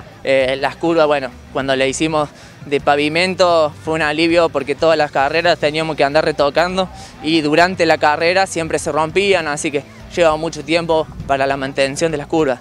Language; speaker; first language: Spanish; native; Spanish